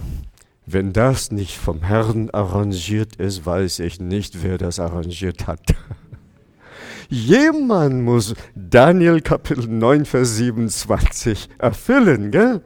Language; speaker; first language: German; non-native, fluent; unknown